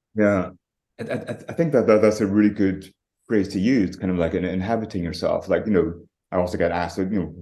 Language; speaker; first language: English; native; English